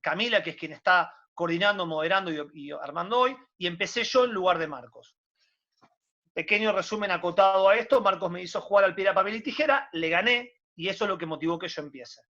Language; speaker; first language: Spanish; native; Spanish